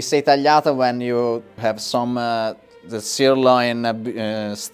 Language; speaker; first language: English; non-native, learner; Italian